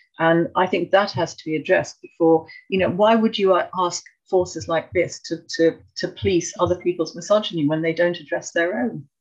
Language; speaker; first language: English; native; English